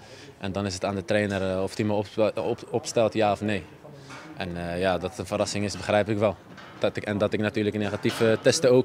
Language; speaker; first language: Dutch; native; Dutch